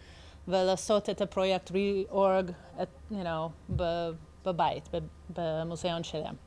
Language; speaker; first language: Hebrew; early bilingual, heritage; English